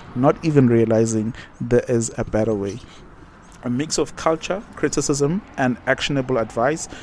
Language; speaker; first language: English; non-native, local second language; Zulu